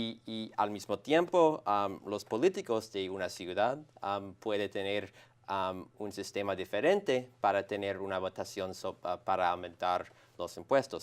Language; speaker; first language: Spanish; non-native, learner; English